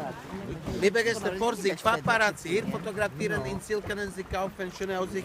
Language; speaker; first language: German; non-native, learner; Slovak